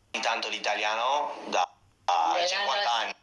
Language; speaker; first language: Italian; non-native, fluent; English